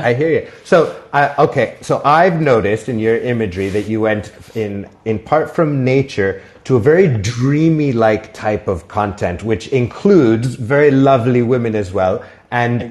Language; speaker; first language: English; native; English